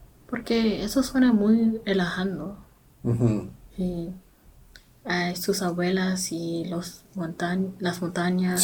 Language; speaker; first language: Spanish; non-native, learner; English